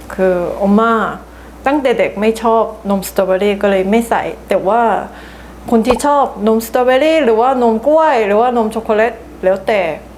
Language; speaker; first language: Thai; non-native, fluent; Korean